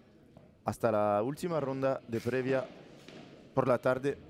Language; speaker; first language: Spanish; non-native, learner; French